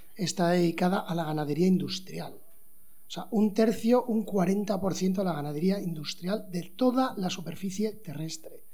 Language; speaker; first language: Spanish; native; Spanish